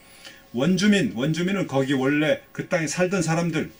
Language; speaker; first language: Korean; native; Korean